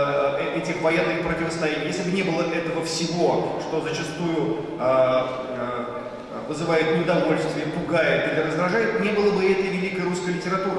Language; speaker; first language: Russian; native; Russian